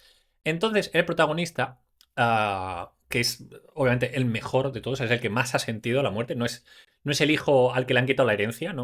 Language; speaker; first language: Spanish; native; Spanish